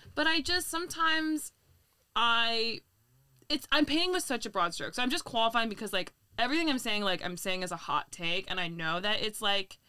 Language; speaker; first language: English; native; English